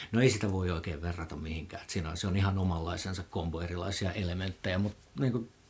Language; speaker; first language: Finnish; native; Finnish